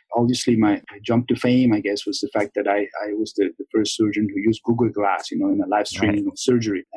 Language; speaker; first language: English; non-native, fluent; Spanish